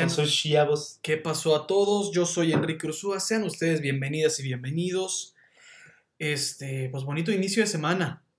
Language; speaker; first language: Spanish; native; Spanish